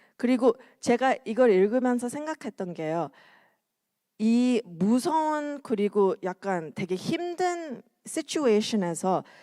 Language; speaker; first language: Korean; early bilingual, heritage; Korean